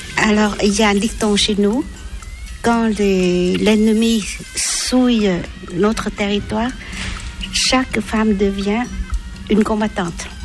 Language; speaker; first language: French; non-native, local second language; Vietnamese